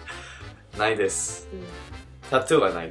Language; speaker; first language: Japanese; non-native, fluent; English